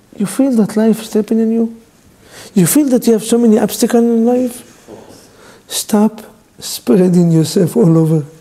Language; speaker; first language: English; non-native, fluent; Hebrew